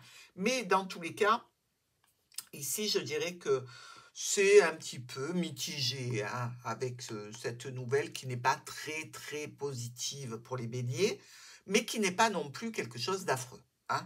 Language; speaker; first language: French; native; French